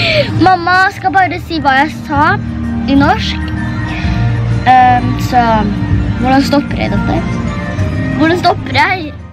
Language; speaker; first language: Norwegian; early bilingual, other home language; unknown